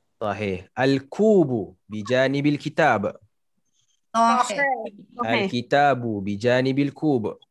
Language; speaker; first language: Arabic; non-native, fluent; Malay